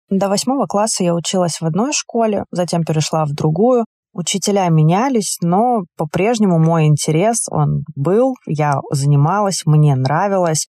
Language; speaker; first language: Russian; native; Russian